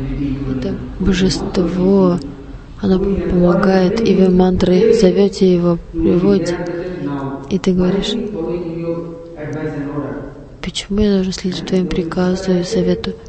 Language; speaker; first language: Russian; non-native, learner; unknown